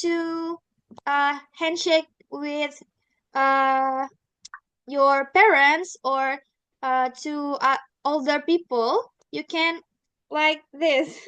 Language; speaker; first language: English; non-native, learner; Indonesian